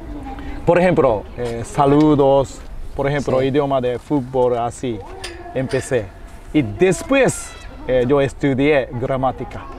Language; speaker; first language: Spanish; non-native, fluent; Japanese